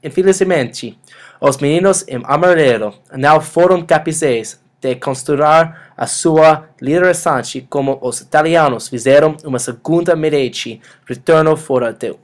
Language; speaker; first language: Portuguese; non-native, learner; English